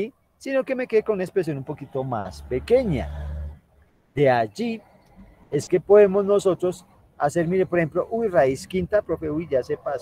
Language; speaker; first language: Spanish; native; Spanish